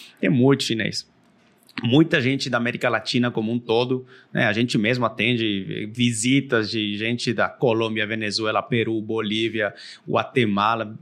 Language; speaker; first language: Portuguese; non-native, fluent; Spanish